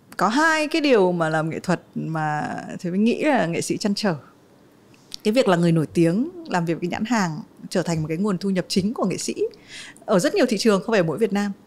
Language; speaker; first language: Vietnamese; native; Vietnamese